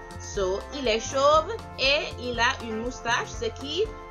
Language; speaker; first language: French; non-native, fluent; English